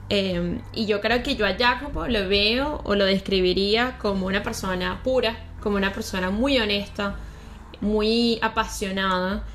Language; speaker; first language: Spanish; native; Spanish